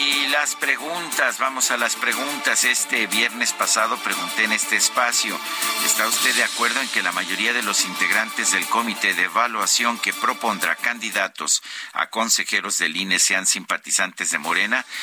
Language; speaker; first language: Spanish; native; Spanish